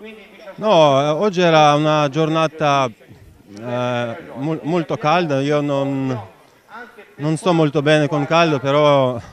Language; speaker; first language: Italian; non-native, learner; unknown